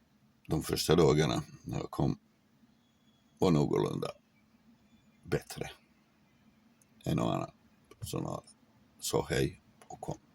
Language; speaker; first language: Swedish; non-native, fluent; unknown